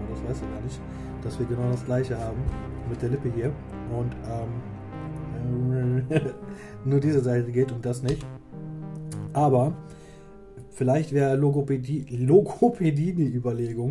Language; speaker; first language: German; native; German